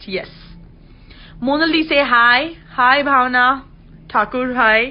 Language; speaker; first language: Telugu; non-native, learner; Gujarati